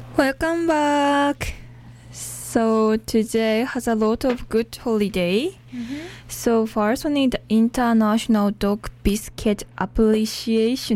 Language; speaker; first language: English; non-native, learner; Japanese